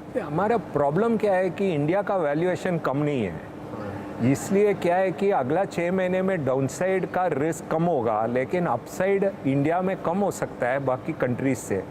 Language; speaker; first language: Hindi; non-native, local second language; Tamil